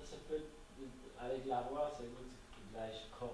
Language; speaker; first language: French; non-native, fluent; German